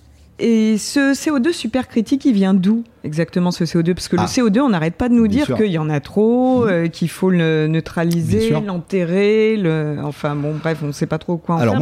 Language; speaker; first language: French; native; French